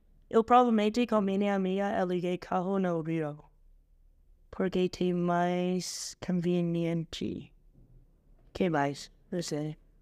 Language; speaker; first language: Portuguese; non-native, learner; English